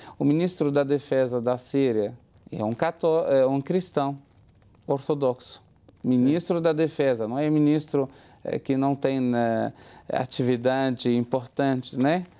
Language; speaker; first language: Portuguese; non-native, fluent; Arabic